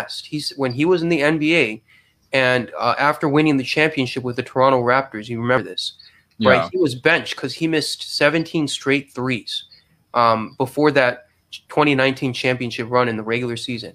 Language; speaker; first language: English; native; English